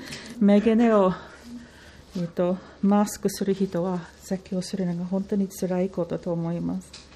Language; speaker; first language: Japanese; non-native, fluent; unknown